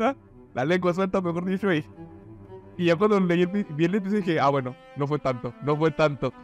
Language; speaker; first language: Spanish; native; Spanish